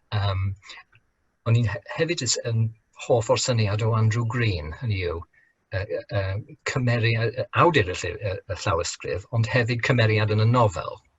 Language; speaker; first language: Welsh; non-native, fluent; English